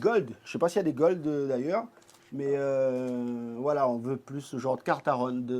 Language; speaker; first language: French; native; French